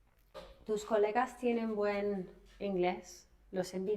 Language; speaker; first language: Spanish; non-native, fluent; English